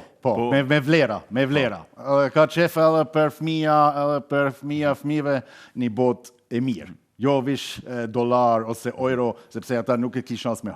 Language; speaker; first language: Albanian; non-native, learner; German